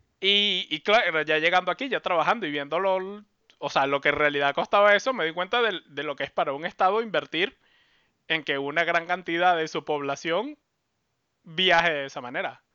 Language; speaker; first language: Spanish; native; Spanish